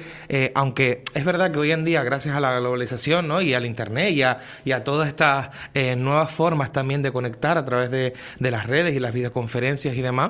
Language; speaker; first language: Spanish; native; Spanish